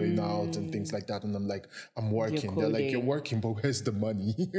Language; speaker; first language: English; non-native, local second language; Igbo